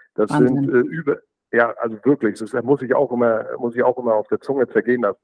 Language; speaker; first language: German; native; German